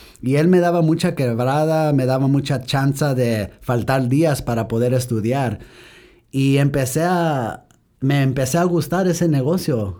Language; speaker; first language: Spanish; early bilingual, heritage; Spanish